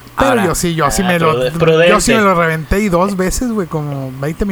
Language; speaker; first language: Spanish; native; Spanish